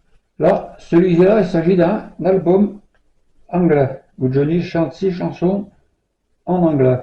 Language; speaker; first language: French; native; French